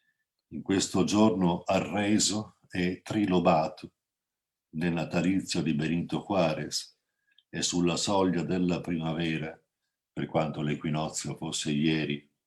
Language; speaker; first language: Italian; native; Italian